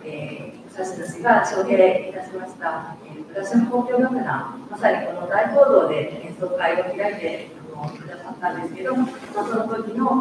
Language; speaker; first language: Japanese; native; Japanese